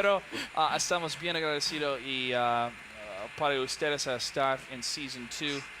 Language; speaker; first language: Spanish; non-native, learner; English